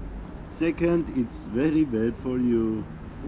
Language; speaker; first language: English; non-native, learner; Armenian